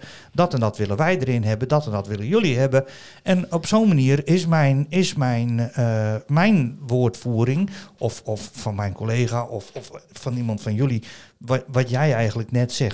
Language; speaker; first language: Dutch; native; Dutch